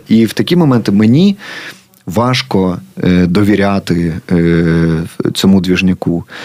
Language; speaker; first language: Ukrainian; native; Ukrainian